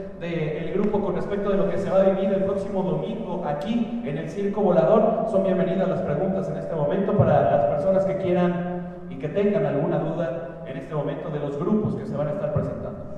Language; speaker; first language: Spanish; native; Spanish